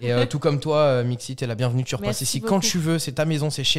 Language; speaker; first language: French; native; French